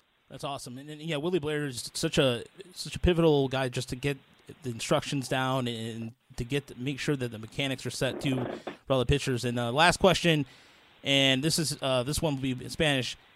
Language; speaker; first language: English; native; English